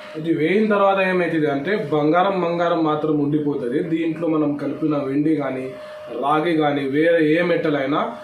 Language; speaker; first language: Telugu; non-native, fluent; Marathi